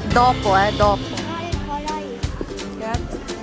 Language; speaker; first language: Italian; non-native, learner; Filipino